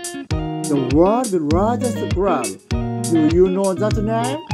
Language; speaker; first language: English; non-native, learner; Japanese